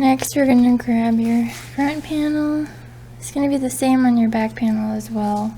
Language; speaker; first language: English; native; English